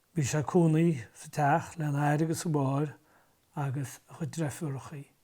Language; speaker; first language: Irish; native; Irish